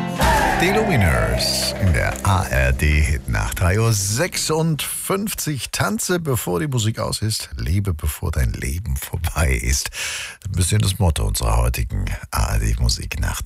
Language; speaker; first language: German; native; German